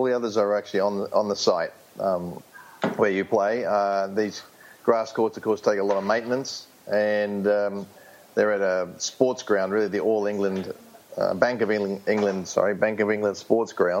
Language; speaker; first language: English; native; English